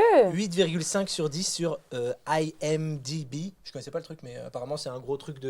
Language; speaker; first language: French; native; French